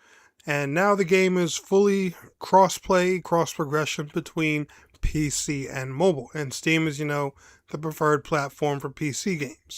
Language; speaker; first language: English; native; English